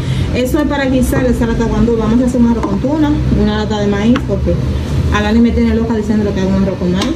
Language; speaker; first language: Spanish; native; Spanish